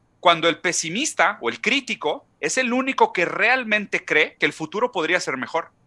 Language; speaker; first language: Spanish; non-native, fluent; Portuguese